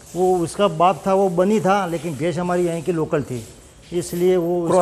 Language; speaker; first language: Hindi; non-native, local second language; Gujarati